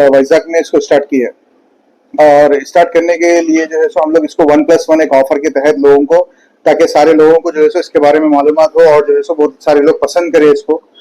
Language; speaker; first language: Hindi; native; Hindi